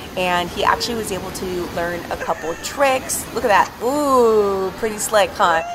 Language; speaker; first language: English; native; English